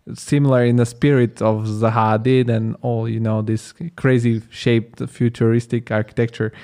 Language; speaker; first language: English; non-native, fluent; Italian